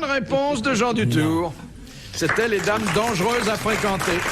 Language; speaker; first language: French; native; French